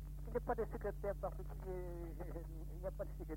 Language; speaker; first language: French; native; French